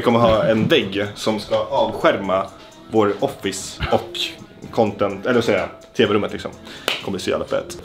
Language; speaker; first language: Swedish; native; Swedish